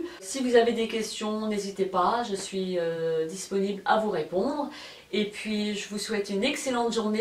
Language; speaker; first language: French; native; French